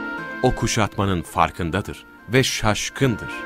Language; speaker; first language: Turkish; native; Turkish